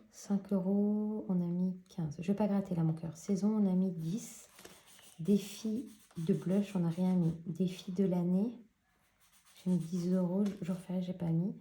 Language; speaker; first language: French; native; French